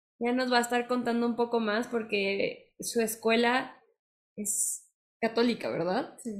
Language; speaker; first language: Spanish; native; Spanish